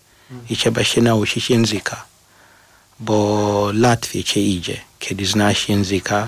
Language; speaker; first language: Polish; non-native, fluent; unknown